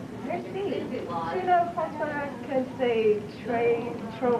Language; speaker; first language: French; non-native, learner; English